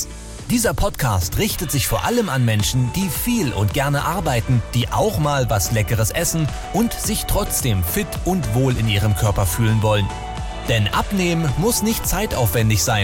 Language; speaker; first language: German; native; German